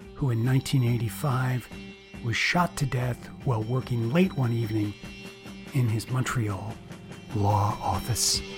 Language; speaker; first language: English; native; English